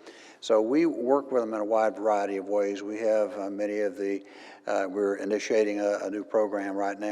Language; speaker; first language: English; native; English